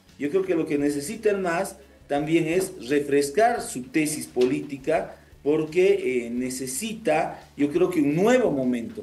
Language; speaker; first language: Spanish; native; Spanish